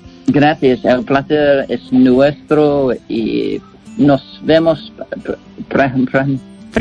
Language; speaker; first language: Spanish; non-native, learner; English